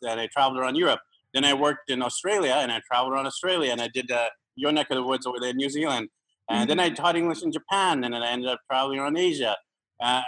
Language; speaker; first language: English; native; English